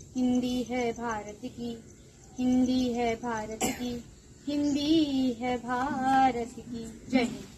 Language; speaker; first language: Hindi; native; Hindi